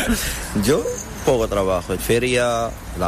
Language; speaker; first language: Spanish; non-native, learner; Arabic